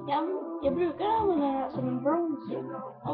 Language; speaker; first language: Swedish; non-native, learner; Korean